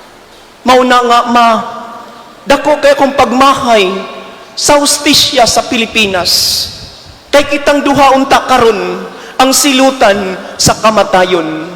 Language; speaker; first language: Cebuano; native; Cebuano